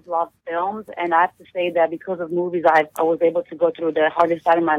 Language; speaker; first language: English; non-native, fluent; Italian